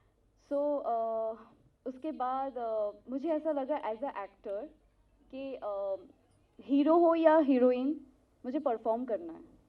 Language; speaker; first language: Hindi; non-native, local second language; Telugu